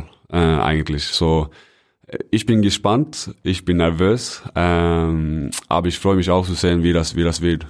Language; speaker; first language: German; non-native, fluent; Norwegian